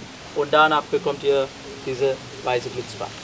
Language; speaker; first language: German; non-native, fluent; Sinhala